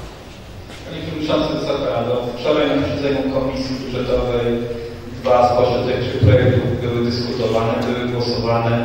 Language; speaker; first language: Polish; native; Polish